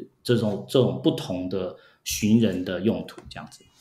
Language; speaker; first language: Chinese; early bilingual, heritage; Chinese